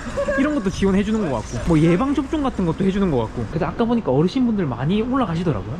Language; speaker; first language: Korean; native; Korean